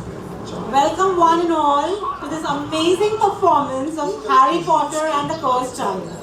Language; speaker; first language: English; non-native, local second language; Gujarati